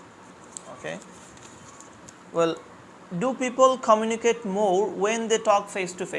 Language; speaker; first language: English; non-native, fluent; Bangla